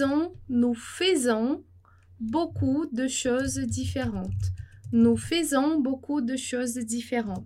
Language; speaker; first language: French; non-native, fluent; Portuguese